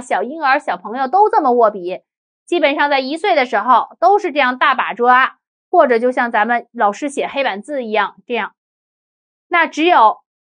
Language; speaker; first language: Chinese; native; Chinese